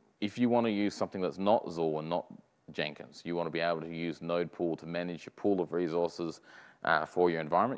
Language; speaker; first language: English; native; English